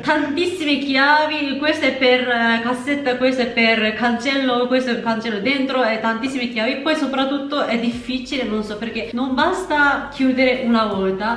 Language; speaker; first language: Italian; non-native, fluent; Japanese